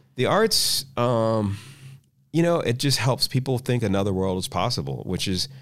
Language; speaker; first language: English; native; English